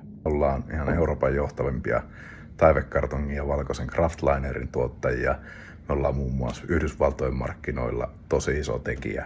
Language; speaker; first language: Finnish; native; Finnish